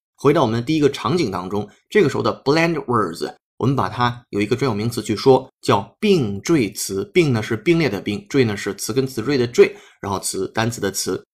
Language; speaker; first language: Chinese; native; Chinese